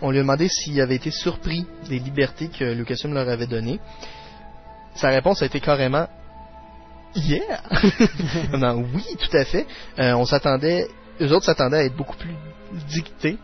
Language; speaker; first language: French; native; French